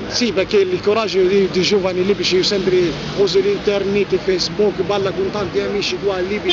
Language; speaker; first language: Italian; non-native, learner; Arabic